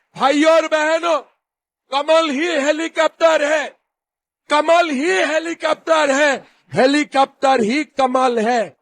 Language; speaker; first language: Hindi; non-native, local second language; Assamese